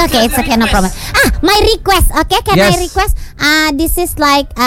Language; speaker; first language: English; non-native, local second language; Indonesian